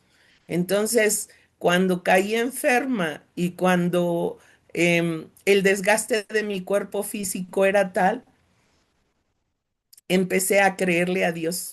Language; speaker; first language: Spanish; native; Spanish